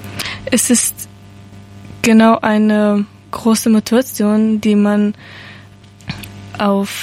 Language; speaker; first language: German; non-native, learner; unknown